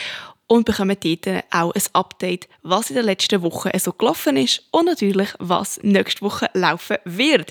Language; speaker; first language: German; native; German